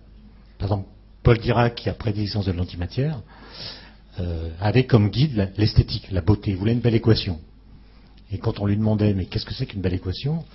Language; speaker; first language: French; native; French